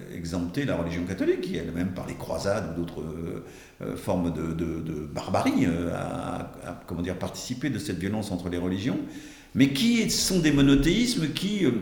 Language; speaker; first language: French; native; French